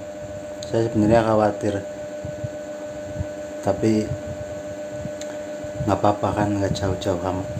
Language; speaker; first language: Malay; non-native, local second language; Javanese